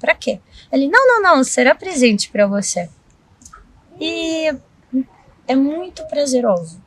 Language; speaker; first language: Portuguese; non-native, fluent; Russian